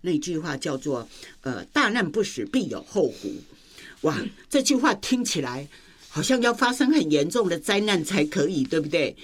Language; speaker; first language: Chinese; native; Chinese